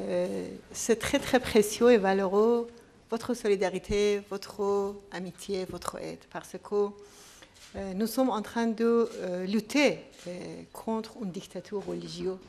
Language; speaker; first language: French; non-native, fluent; Persian